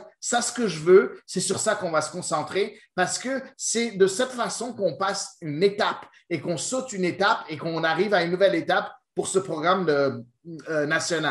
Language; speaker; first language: French; native; French